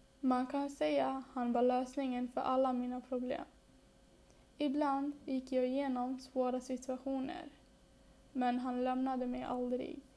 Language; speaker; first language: Swedish; early bilingual, other home language; Bangla